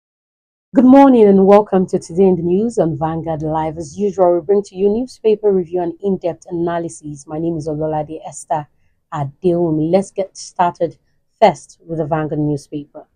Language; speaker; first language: English; non-native, local second language; Yoruba